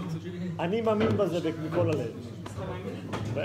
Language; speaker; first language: Hebrew; non-native, fluent; German